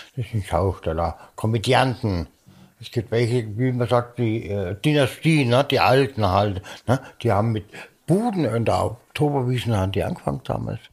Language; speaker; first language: German; native; German